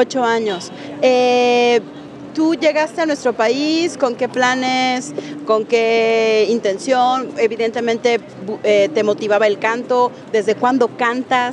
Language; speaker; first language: Spanish; native; Spanish